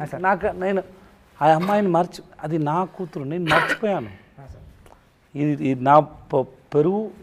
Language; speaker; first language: Telugu; non-native, learner; Tamil